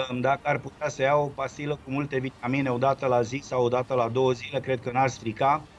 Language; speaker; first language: Romanian; native; Romanian